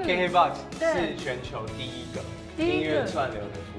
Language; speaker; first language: Chinese; native; Chinese